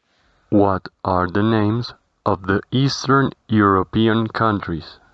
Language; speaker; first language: English; non-native, fluent; Spanish